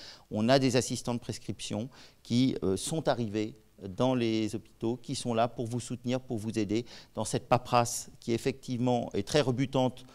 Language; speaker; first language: French; native; French